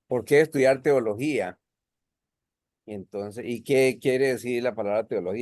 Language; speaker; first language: Spanish; native; Spanish